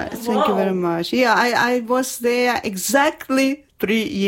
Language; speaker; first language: English; non-native, learner; Ukrainian